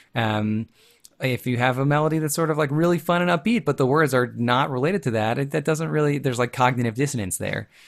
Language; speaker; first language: English; native; English